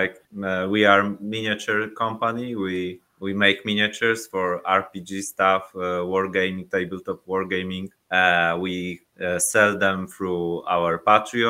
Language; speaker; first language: English; non-native, learner; Polish